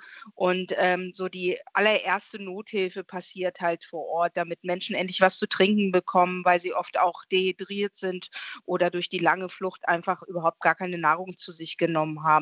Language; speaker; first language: German; native; German